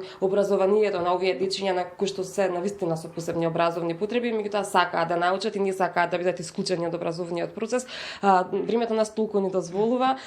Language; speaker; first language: Macedonian; native; Macedonian